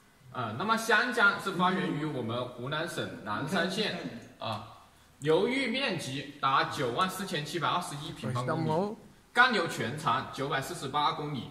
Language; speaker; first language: Chinese; native; Chinese